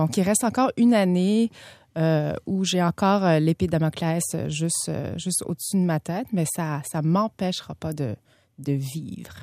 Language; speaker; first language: French; early bilingual, other home language; Vietnamese